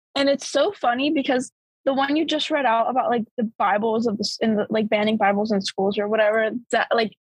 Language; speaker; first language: English; early bilingual, other home language; Bulgarian